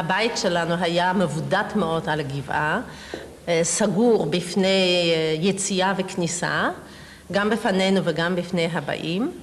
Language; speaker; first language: Hebrew; non-native, fluent; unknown